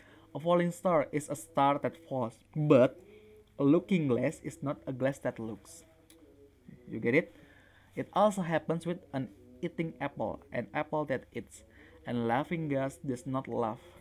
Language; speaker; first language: English; non-native, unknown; Indonesian